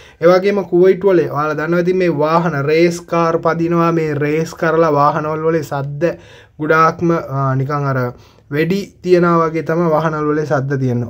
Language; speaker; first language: Sinhala; native; Sinhala